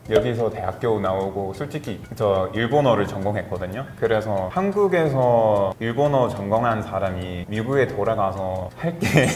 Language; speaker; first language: Korean; non-native, fluent; English